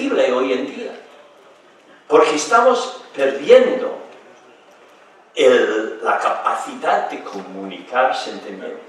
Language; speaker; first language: Spanish; non-native, fluent; English